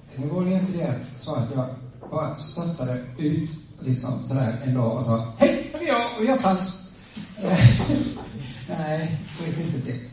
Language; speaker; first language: Swedish; native; Swedish